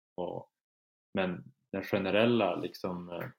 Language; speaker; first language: Swedish; native; Swedish